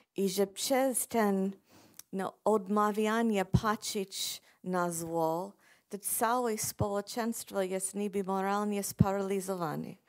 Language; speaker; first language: Polish; non-native, fluent; English